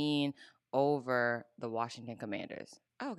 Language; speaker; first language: English; native; English